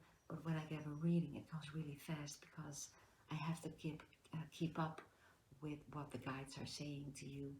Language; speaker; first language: English; non-native, fluent; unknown